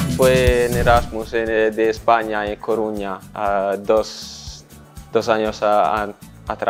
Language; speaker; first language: Spanish; non-native, learner; Italian